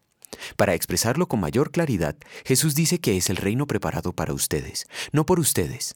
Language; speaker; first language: Spanish; native; Spanish